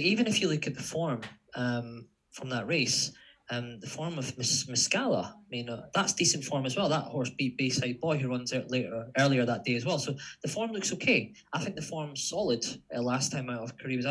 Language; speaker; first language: English; native; English